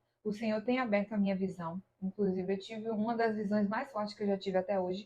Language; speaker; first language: Portuguese; native; Portuguese